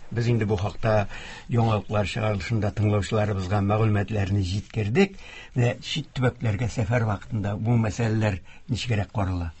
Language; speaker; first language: Tatar; native; Tatar